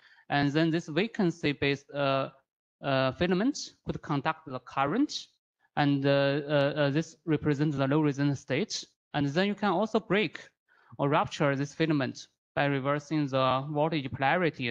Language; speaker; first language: English; non-native, fluent; Chinese